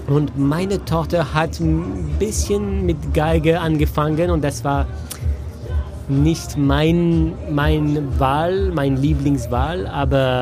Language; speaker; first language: German; non-native, fluent; French